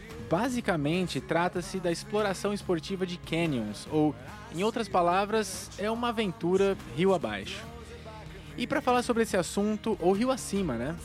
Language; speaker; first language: Portuguese; native; Portuguese